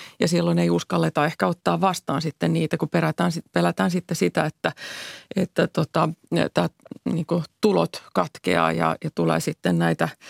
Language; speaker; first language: Finnish; native; Finnish